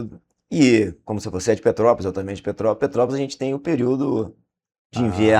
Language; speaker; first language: Portuguese; native; Portuguese